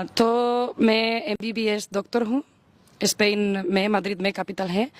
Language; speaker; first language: Hindi; non-native, learner; Spanish